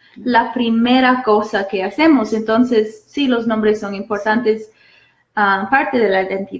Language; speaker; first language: Spanish; non-native, fluent; English